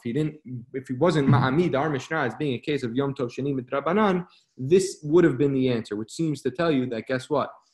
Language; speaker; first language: English; native; English